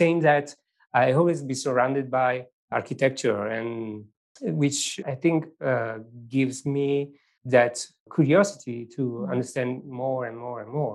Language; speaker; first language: English; non-native, fluent; Italian